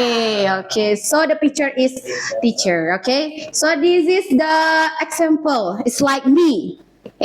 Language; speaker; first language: English; non-native, learner; Indonesian